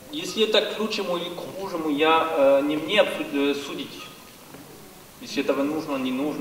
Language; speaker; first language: Russian; non-native, fluent; French